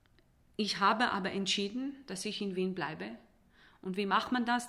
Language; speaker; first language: German; non-native, fluent; Hebrew